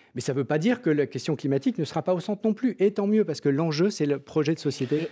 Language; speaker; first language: French; native; French